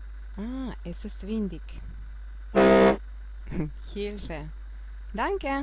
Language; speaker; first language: German; non-native, fluent; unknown